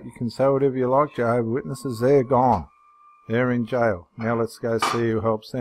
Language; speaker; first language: English; native; English